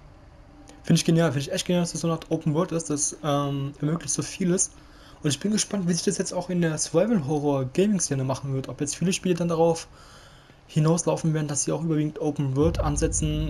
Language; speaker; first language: German; native; German